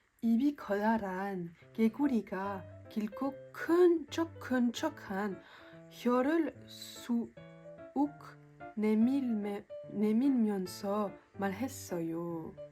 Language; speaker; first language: Korean; early bilingual, heritage; French